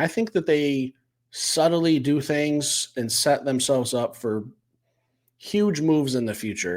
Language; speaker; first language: English; native; English